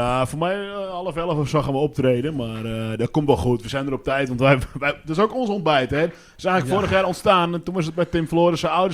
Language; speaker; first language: Dutch; native; Dutch